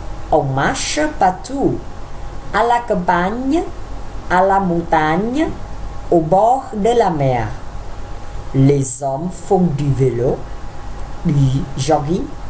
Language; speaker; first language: French; non-native, fluent; Vietnamese